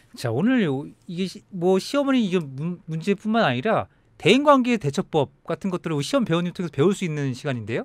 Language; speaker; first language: Korean; native; Korean